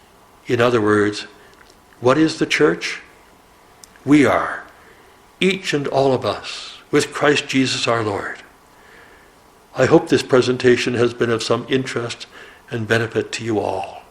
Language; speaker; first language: English; native; English